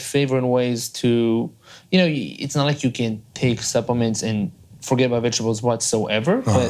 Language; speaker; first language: English; non-native, fluent; Hebrew